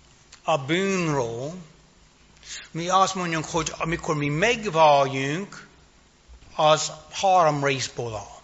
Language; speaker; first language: Hungarian; non-native, fluent; English